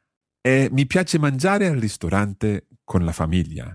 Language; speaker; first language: Italian; non-native, fluent; English